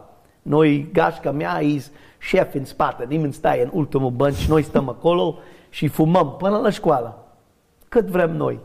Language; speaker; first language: Romanian; non-native, learner; English